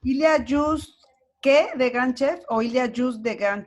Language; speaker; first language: French; non-native, learner; Spanish